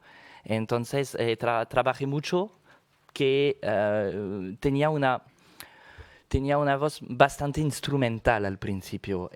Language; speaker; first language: Spanish; non-native, fluent; French